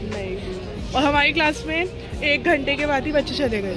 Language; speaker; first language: Hindi; native; Hindi